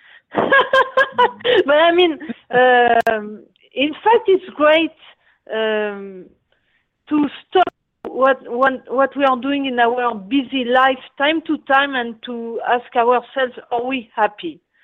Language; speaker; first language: English; non-native, fluent; French